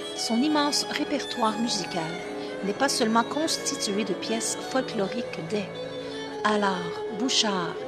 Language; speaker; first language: French; native; French